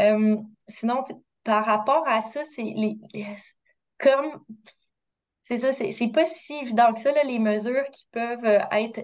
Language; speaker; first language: French; native; French